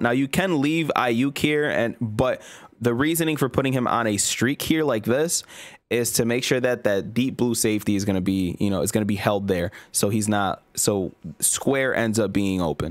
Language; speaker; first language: English; native; English